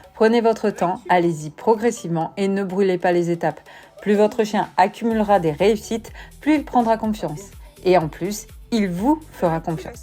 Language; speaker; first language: French; native; French